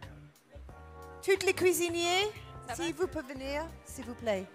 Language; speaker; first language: French; non-native, learner; English